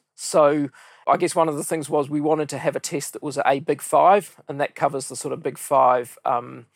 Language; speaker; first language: English; native; English